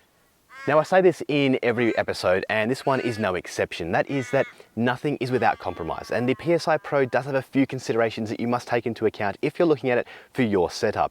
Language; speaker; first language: English; native; English